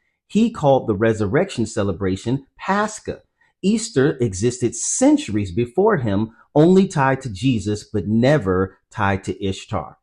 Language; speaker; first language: English; native; English